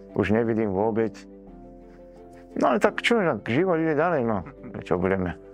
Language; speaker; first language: Slovak; native; Slovak